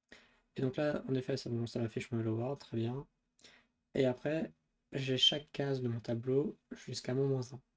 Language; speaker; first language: French; native; French